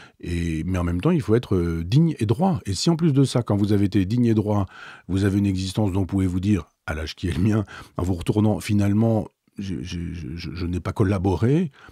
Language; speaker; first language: French; native; French